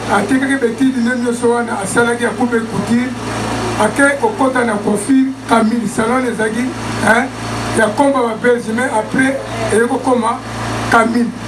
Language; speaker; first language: Lingala; non-native, local second language; Kongo